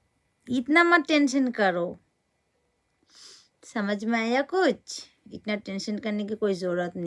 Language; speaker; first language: Hindi; non-native, local second language; Bangla